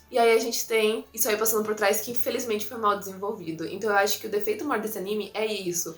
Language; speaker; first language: Portuguese; native; Portuguese